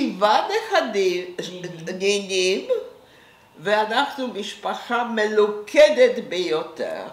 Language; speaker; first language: Hebrew; non-native, fluent; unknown